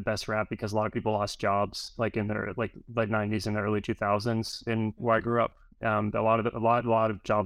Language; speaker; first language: English; native; English